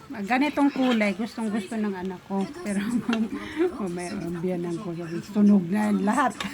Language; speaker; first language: Filipino; non-native, local second language; Cebuano